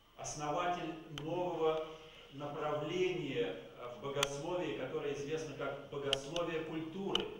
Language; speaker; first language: Russian; native; Russian